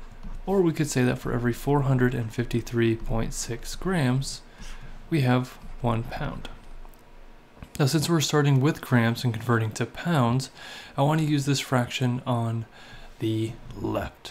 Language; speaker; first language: English; native; English